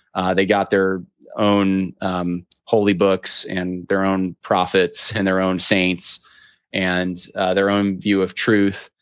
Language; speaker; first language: English; native; English